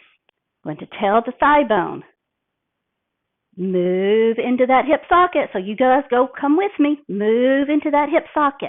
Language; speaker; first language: English; native; English